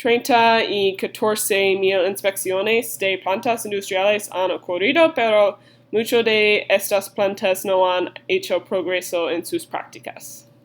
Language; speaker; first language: Spanish; non-native, learner; English